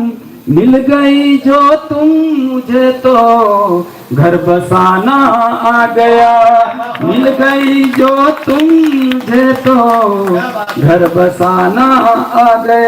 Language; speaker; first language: Hindi; non-native, local second language; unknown